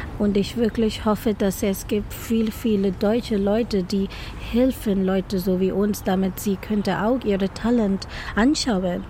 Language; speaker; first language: German; non-native, learner; Bangla